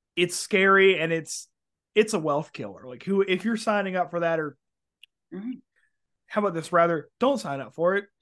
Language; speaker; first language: English; native; English